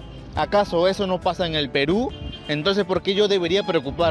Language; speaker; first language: Spanish; native; Spanish